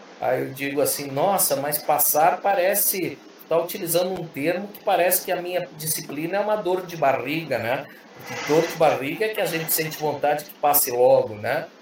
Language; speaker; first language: Portuguese; early bilingual, other home language; Spanish